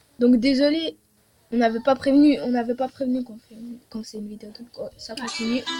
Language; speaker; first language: French; native; French